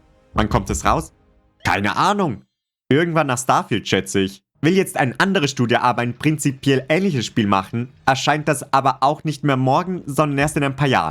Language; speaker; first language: German; native; German